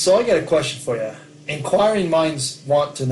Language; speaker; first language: English; native; English